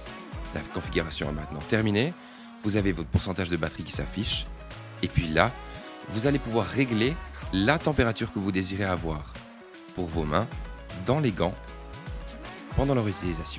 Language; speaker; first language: French; native; French